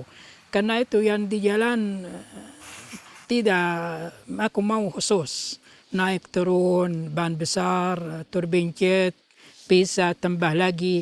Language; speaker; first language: Indonesian; non-native, local second language; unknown